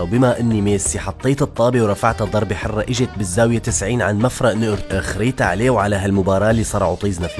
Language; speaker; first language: Arabic; native; Arabic